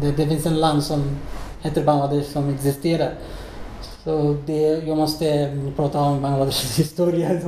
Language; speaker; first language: Swedish; non-native, learner; Bangla